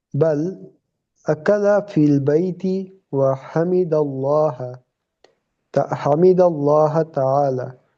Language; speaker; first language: Arabic; non-native, learner; Bangla